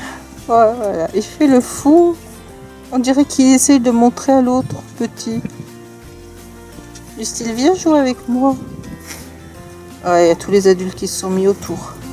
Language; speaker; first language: French; native; French